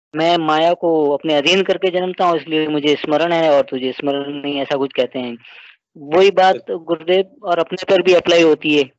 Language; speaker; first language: Hindi; native; Hindi